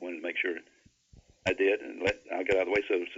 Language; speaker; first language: English; native; English